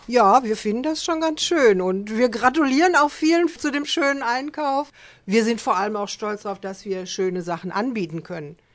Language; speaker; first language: German; native; German